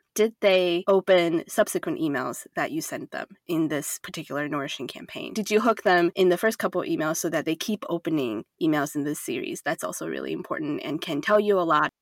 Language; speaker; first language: English; non-native, fluent; Chinese